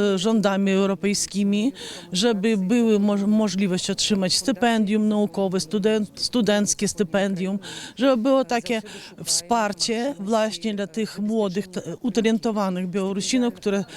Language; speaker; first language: Polish; non-native, fluent; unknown